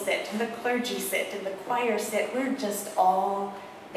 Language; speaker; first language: English; native; English